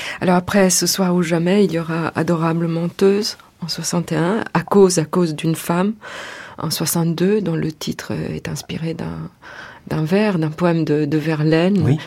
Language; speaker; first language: French; native; French